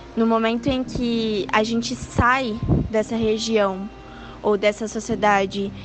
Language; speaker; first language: Portuguese; early bilingual, heritage; Spanish